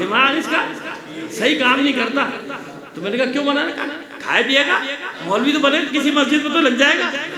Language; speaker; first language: Urdu; native; Urdu